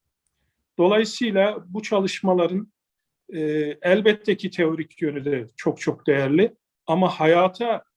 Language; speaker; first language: Turkish; native; Turkish